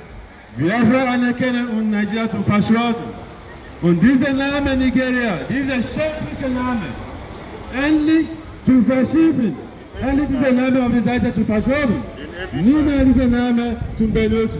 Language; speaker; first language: German; non-native, learner; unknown